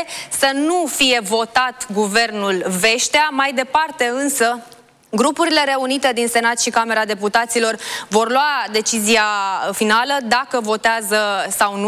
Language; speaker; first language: Romanian; native; Romanian